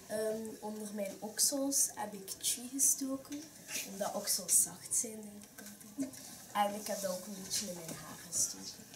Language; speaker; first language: Dutch; early bilingual, other home language; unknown